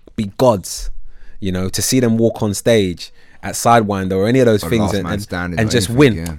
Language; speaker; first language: English; native; English